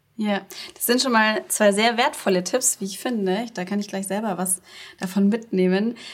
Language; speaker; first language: German; native; German